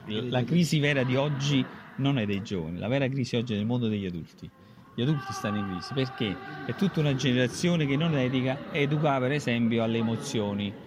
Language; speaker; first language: Italian; native; Italian